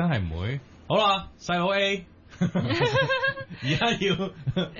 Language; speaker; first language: Cantonese; native; Cantonese